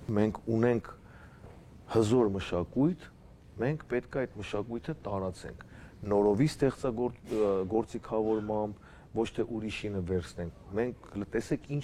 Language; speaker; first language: Armenian; native; Armenian